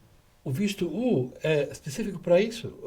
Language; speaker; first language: Portuguese; non-native, fluent; English